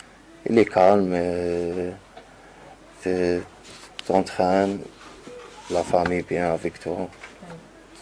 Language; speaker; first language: French; non-native, learner; Arabic